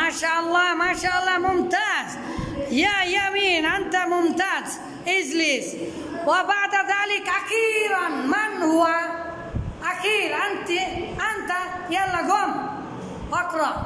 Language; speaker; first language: Arabic; non-native, fluent; Bangla